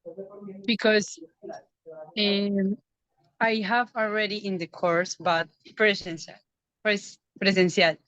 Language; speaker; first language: English; non-native, learner; Spanish